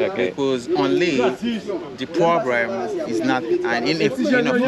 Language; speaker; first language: English; non-native, learner; Haitian Creole